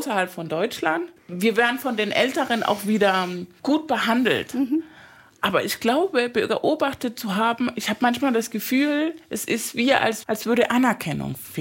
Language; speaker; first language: German; non-native, fluent; Spanish